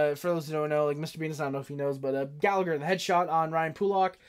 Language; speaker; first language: English; native; English